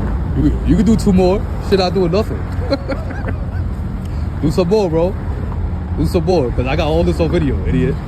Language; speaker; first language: English; native; English